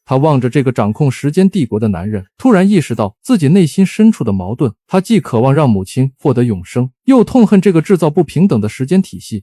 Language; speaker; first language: Chinese; native; Chinese